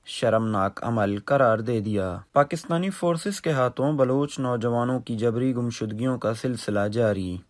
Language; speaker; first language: Urdu; non-native, local second language; Baluchi